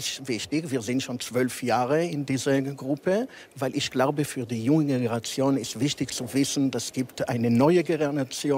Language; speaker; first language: German; early bilingual, heritage; Hebrew